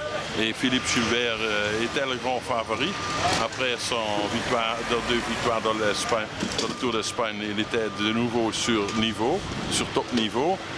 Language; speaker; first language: French; non-native, fluent; Dutch